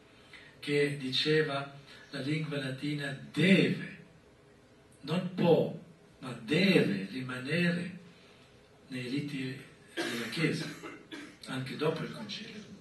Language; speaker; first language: Italian; non-native, fluent; German